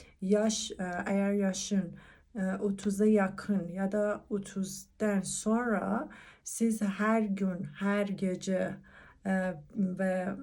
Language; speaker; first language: Turkish; non-native, learner; Persian